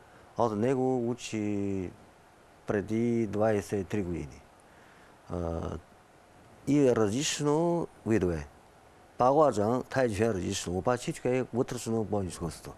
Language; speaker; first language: Bulgarian; non-native, learner; Chinese